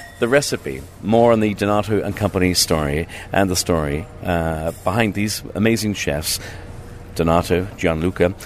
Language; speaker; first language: English; native; English